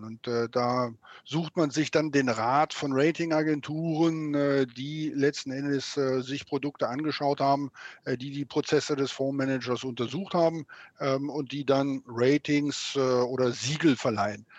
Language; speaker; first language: German; native; German